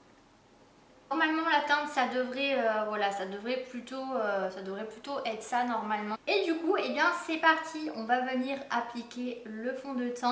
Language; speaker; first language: French; native; French